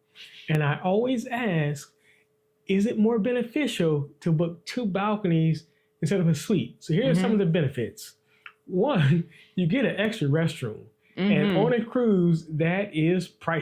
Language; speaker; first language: English; native; English